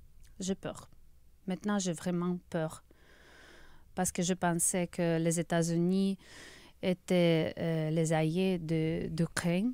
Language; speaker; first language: French; non-native, learner; Ukrainian